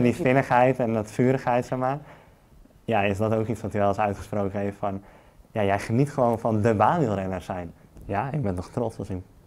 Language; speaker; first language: Dutch; native; Dutch